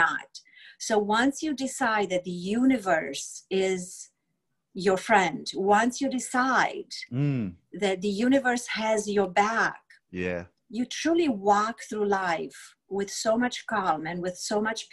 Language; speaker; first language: English; non-native, fluent; Romanian